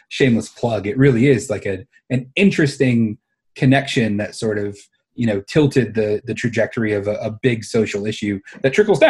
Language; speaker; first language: English; native; English